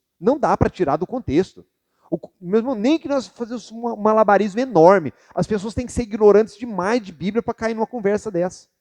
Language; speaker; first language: Portuguese; native; Portuguese